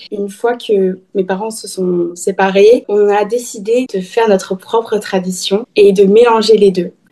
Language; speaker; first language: French; early bilingual, heritage; German